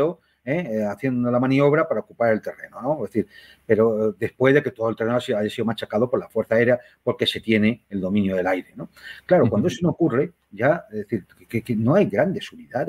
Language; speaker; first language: Spanish; native; Spanish